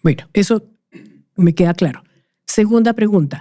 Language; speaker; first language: Spanish; native; Spanish